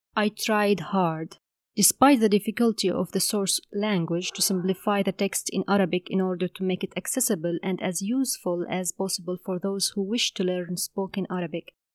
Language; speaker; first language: English; non-native, fluent; Arabic